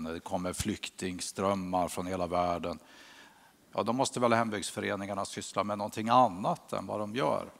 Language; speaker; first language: Swedish; native; Swedish